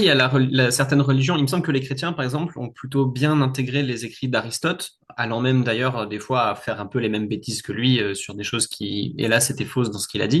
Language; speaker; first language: French; native; French